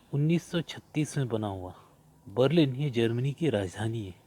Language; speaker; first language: Hindi; non-native, local second language; Marathi